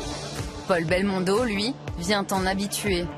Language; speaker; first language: French; native; French